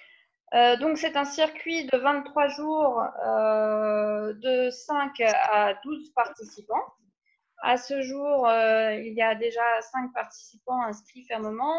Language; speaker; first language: French; native; French